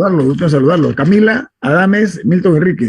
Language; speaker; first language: Spanish; native; Spanish